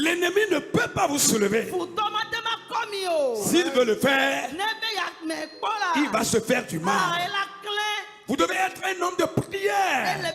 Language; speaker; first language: French; non-native, local second language; Ewe